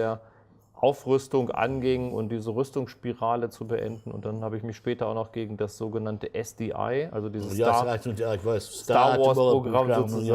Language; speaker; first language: German; native; German